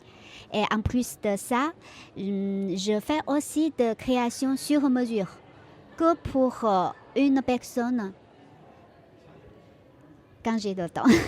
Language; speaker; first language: French; non-native, fluent; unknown